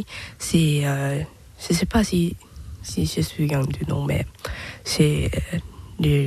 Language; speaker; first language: French; non-native, learner; Thai